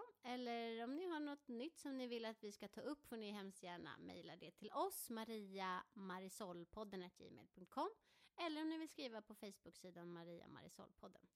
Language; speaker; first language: Swedish; native; Swedish